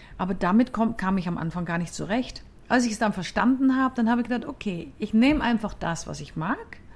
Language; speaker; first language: German; non-native, fluent; Dutch